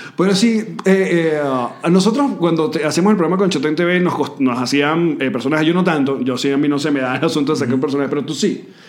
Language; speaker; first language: Spanish; native; Spanish